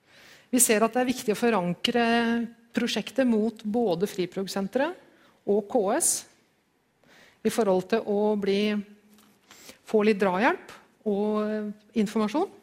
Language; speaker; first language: Norwegian; native; Norwegian